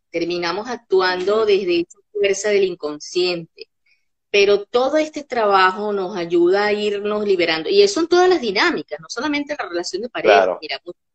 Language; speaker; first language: Spanish; native; Spanish